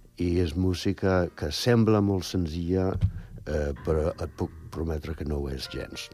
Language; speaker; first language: Catalan; non-native, fluent; English